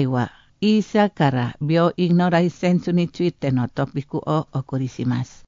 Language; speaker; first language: Japanese; non-native, learner; Indonesian